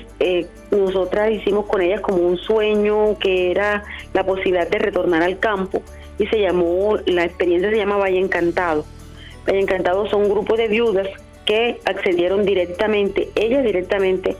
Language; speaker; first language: Spanish; native; Spanish